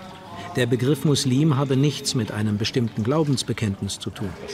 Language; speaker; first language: German; native; German